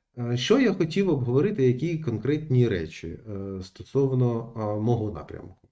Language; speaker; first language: Ukrainian; non-native, local second language; Russian